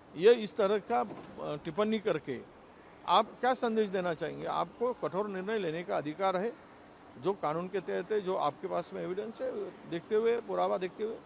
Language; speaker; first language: Hindi; non-native, local second language; Marathi